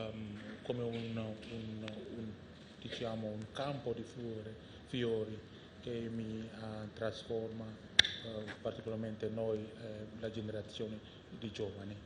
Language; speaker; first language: Italian; non-native, fluent; Indonesian